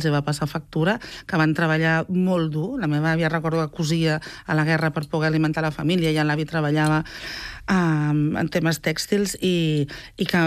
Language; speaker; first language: Catalan; native; Catalan